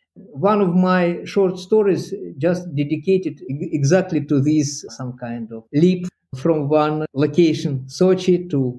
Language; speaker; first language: English; non-native, fluent; Russian